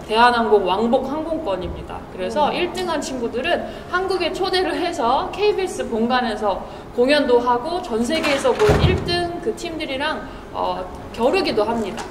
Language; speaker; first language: Korean; native; Korean